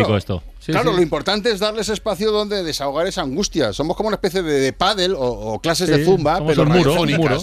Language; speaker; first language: Spanish; native; Spanish